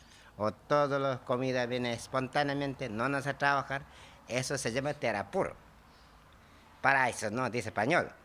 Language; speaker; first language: Spanish; non-native, learner; Tibetan